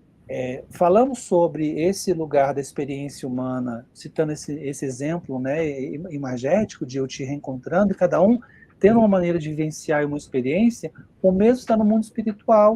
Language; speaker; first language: Portuguese; native; Portuguese